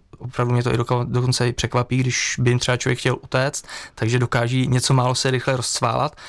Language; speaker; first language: Czech; native; Czech